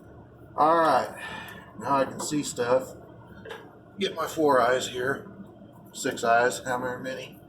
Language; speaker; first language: English; native; English